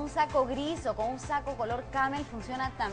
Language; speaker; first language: Spanish; native; Spanish